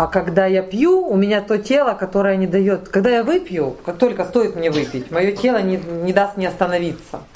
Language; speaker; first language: Russian; native; Russian